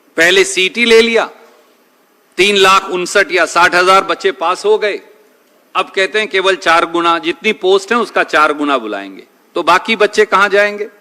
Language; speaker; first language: Hindi; native; Hindi